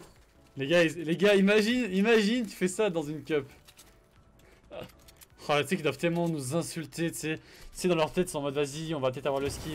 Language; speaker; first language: French; native; French